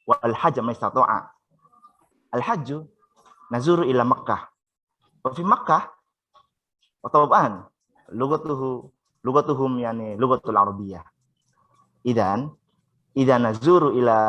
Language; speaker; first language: Arabic; non-native, fluent; Indonesian